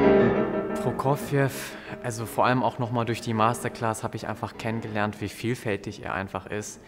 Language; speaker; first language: German; native; German